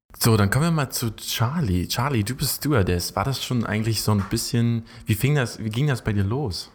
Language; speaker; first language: German; native; German